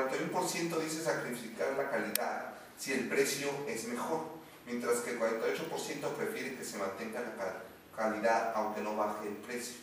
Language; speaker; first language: Spanish; native; Spanish